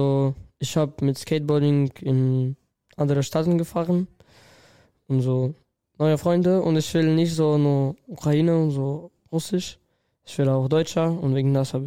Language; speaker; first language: German; non-native, learner; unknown